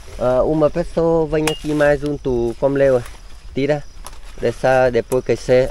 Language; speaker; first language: Portuguese; non-native, learner; Vietnamese